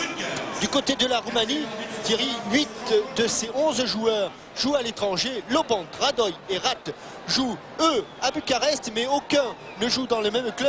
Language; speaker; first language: French; native; French